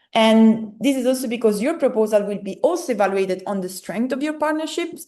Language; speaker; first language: English; non-native, fluent; Italian